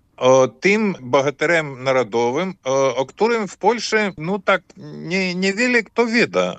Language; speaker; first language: Polish; non-native, fluent; Ukrainian